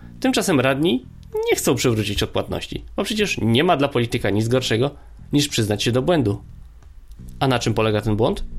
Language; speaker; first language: Polish; native; Polish